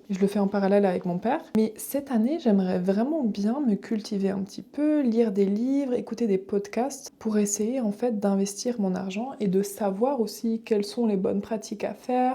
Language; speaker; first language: French; native; French